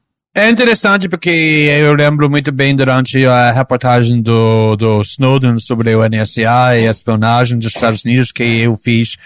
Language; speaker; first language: Portuguese; non-native, fluent; English